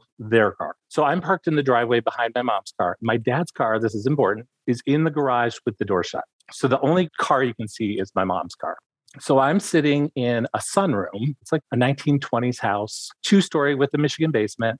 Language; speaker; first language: English; native; English